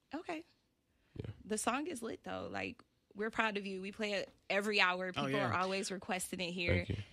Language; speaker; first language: English; native; English